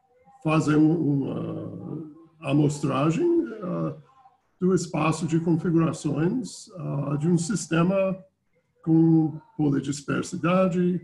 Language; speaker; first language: Portuguese; non-native, fluent; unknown